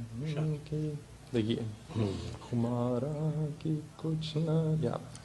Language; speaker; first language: Urdu; non-native, fluent; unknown